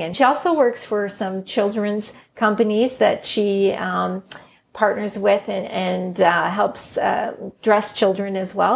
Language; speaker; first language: English; native; English